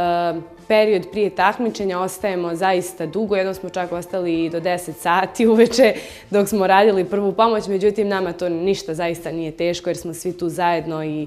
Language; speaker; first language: Croatian; native; Croatian